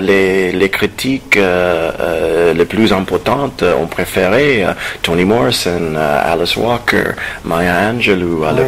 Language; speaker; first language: French; non-native, fluent; English